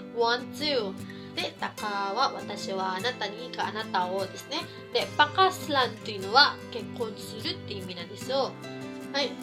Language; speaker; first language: Japanese; non-native, fluent; Cebuano